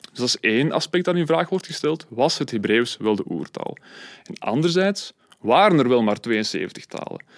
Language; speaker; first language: Dutch; native; Dutch